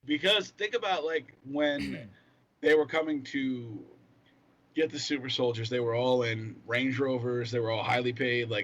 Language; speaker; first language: English; native; English